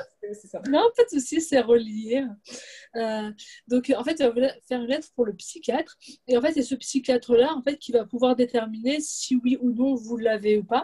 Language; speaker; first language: French; native; French